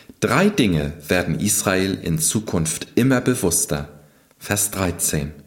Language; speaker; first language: German; native; German